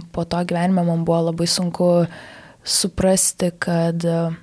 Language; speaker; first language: Lithuanian; native; Lithuanian